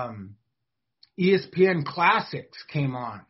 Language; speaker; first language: English; native; English